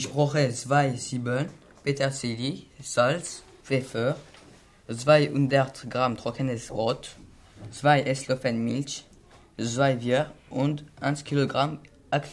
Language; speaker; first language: German; non-native, learner; French